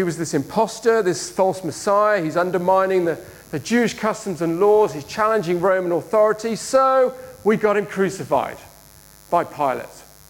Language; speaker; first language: English; native; English